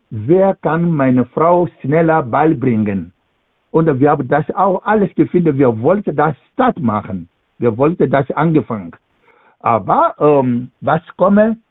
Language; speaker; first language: German; non-native, learner; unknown